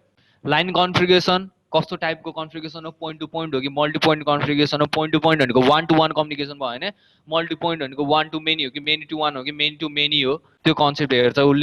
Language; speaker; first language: Nepali; native; Nepali